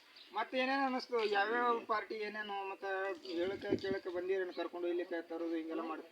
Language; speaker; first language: Kannada; native; Kannada